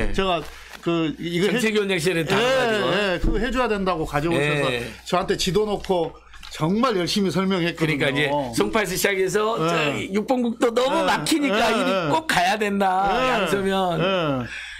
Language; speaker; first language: Korean; native; Korean